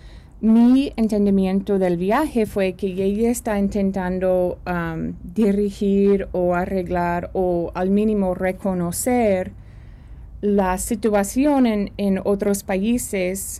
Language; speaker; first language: Spanish; early bilingual, heritage; Spanish